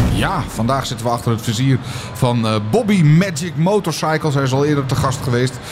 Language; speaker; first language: Dutch; native; Dutch